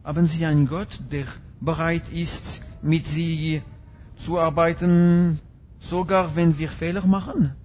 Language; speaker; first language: German; non-native, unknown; French